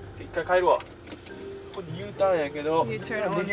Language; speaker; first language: Japanese; native; Japanese